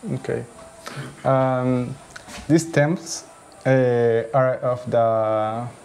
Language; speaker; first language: English; non-native, learner; Spanish